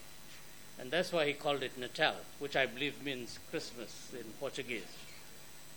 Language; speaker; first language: English; native; English